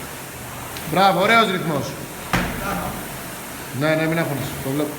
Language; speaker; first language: Greek; native; Greek